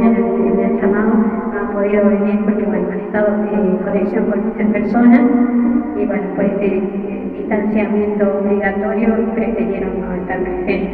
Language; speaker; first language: Spanish; native; Spanish